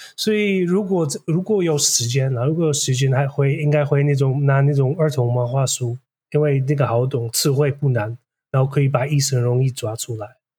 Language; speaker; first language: Chinese; non-native, fluent; Dutch